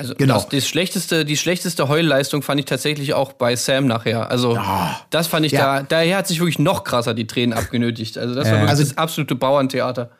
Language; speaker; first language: German; native; German